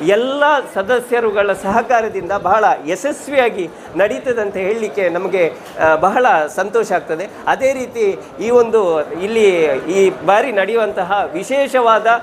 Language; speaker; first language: Kannada; non-native, local second language; Tulu